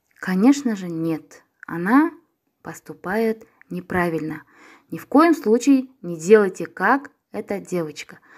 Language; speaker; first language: Russian; non-native, local second language; Kazakh